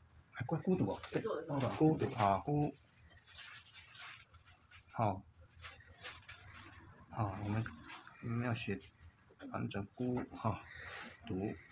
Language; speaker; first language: Chinese; native; Chinese